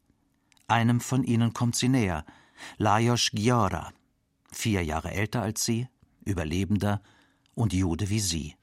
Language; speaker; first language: German; native; German